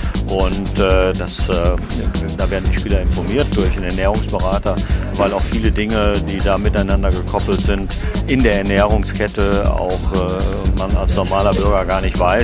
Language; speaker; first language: German; native; German